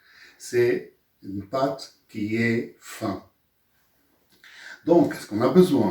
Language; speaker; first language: French; non-native, local second language; Arabic